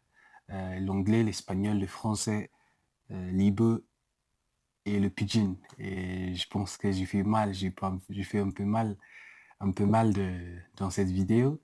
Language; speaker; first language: French; non-native, learner; English